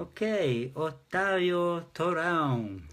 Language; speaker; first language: Portuguese; non-native, fluent; Hebrew